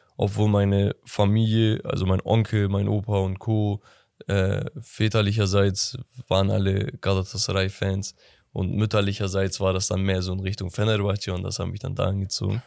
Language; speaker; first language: German; native; German